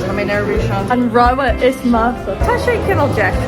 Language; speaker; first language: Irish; non-native, learner; English